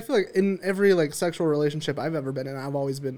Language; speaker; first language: English; native; English